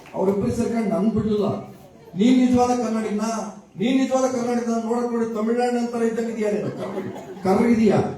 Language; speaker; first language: Kannada; native; Kannada